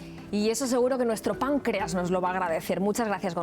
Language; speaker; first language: Spanish; native; Spanish